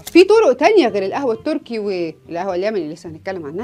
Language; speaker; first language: Arabic; native; Arabic